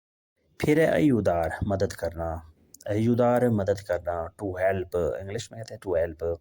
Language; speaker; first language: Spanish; non-native, learner; Urdu